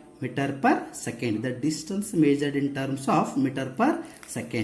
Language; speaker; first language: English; non-native, local second language; Kannada